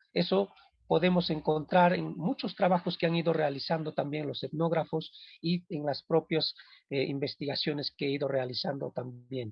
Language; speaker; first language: Spanish; non-native, local second language; Quechua